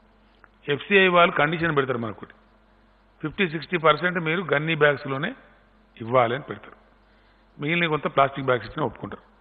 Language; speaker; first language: Telugu; native; Telugu